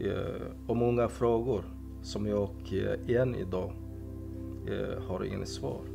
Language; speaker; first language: Swedish; non-native, fluent; Somali